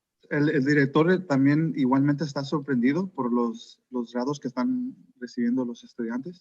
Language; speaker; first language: Spanish; early bilingual, heritage; Spanish